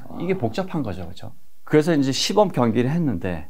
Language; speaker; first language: Korean; native; Korean